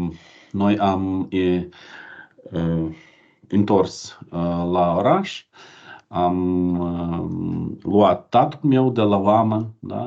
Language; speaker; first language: Romanian; non-native, learner; Ukrainian